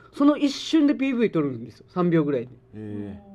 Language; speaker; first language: Japanese; native; Japanese